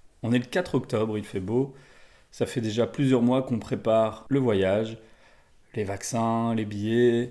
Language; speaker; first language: French; native; French